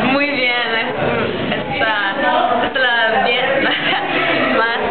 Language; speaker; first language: Spanish; non-native, learner; English